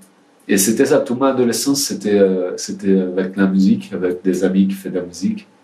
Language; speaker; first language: French; non-native, learner; Portuguese